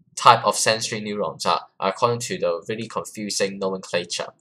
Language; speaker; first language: English; non-native, local second language; Cantonese